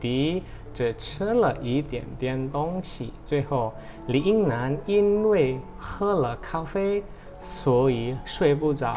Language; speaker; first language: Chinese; non-native, fluent; Indonesian